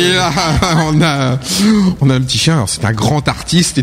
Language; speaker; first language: French; native; French